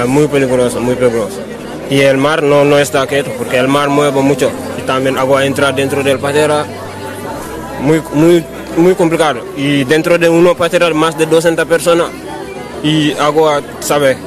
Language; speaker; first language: Spanish; non-native, learner; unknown